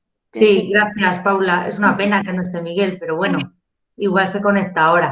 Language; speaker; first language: Spanish; native; Spanish